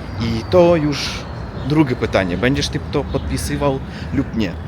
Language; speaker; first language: Polish; non-native, learner; Russian